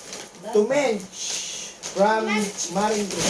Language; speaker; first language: English; non-native, local second language; Filipino